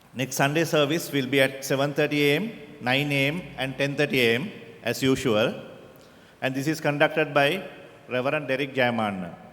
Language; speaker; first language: English; non-native, local second language; Sinhala